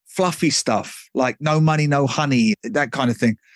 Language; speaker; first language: English; native; English